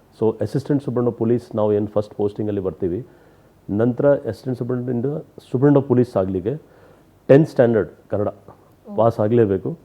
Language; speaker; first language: Kannada; non-native, local second language; Hindi